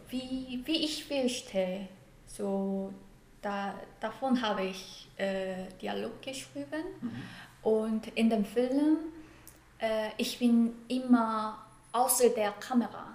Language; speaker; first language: German; non-native, fluent; Korean